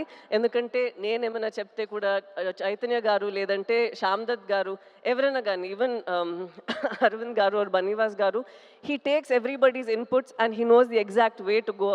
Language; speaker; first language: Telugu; non-native, local second language; Tamil